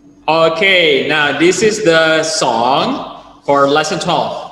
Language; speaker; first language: English; non-native, fluent; Indonesian